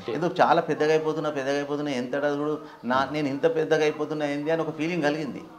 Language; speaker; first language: Telugu; native; Telugu